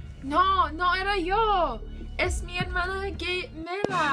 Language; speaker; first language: Spanish; non-native, learner; English